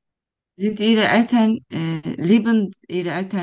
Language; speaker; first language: German; non-native, fluent; Turkish